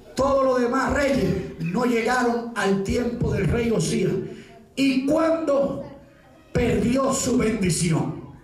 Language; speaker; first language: Spanish; native; Spanish